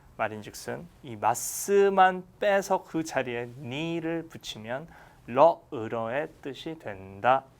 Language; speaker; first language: Korean; native; Korean